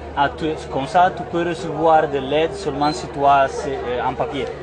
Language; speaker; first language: French; non-native, learner; Italian